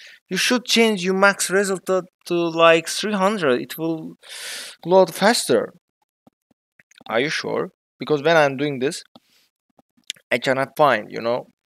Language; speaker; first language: English; non-native, learner; Azerbaijani